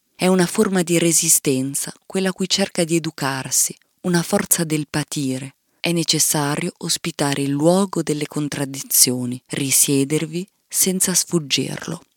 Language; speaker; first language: Italian; native; Italian